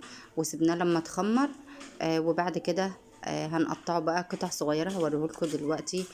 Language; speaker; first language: Arabic; native; Arabic